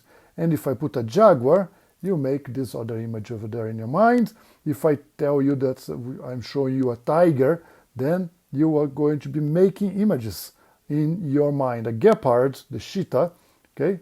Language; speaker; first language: English; non-native, fluent; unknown